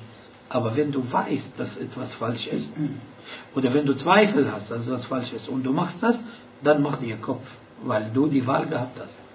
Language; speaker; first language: German; non-native, fluent; Arabic